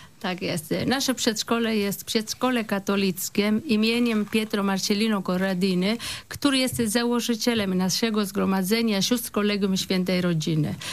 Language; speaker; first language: Polish; non-native, fluent; Italian